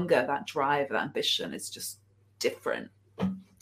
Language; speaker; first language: English; native; English